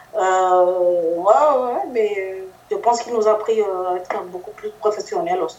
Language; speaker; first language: French; non-native, fluent; Spanish